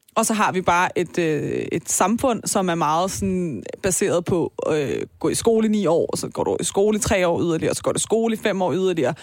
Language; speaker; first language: Danish; early bilingual, other home language; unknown